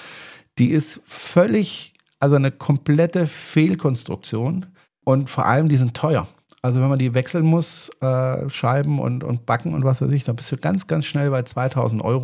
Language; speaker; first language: German; native; German